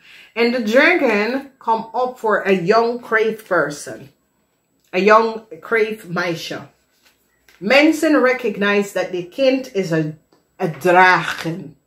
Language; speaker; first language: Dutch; non-native, fluent; English